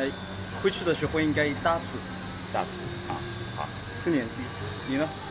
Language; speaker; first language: Chinese; non-native, fluent; Arabic